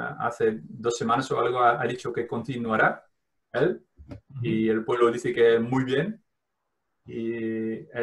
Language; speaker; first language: Spanish; non-native, fluent; Dutch